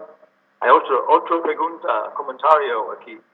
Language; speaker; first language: Spanish; non-native, learner; English